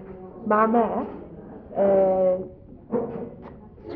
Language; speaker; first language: French; non-native, learner; English